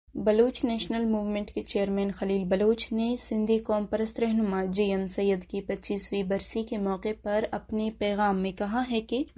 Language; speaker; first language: Urdu; non-native, local second language; Baluchi